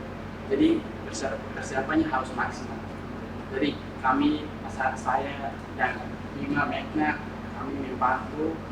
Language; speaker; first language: Indonesian; non-native, fluent; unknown